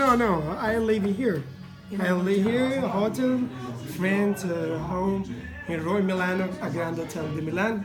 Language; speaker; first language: English; non-native, learner; Italian